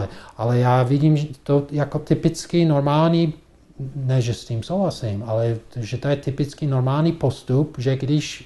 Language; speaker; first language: Czech; non-native, fluent; English